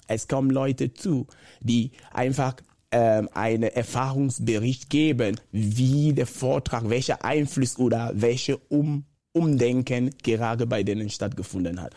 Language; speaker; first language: German; non-native, fluent; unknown